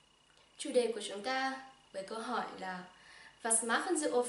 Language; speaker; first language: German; non-native, fluent; Vietnamese